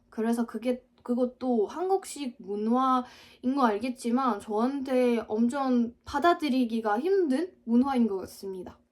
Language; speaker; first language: Korean; non-native, fluent; Ukrainian